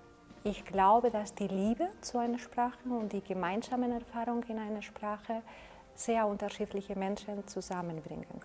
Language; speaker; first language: German; non-native, fluent; Spanish